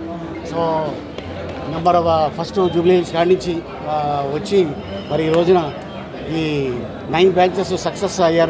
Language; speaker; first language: Telugu; native; Telugu